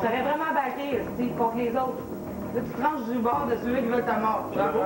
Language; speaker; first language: French; native; French